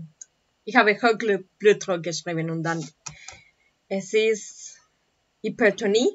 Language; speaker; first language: German; non-native, learner; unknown